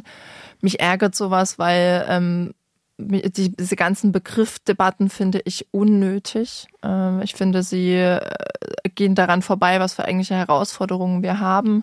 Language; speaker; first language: German; native; German